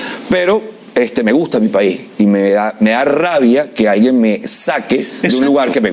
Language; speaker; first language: Spanish; native; Spanish